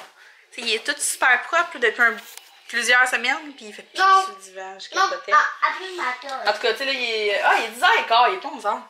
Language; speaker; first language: French; native; French